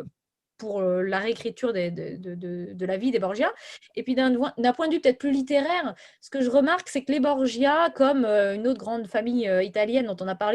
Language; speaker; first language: French; native; French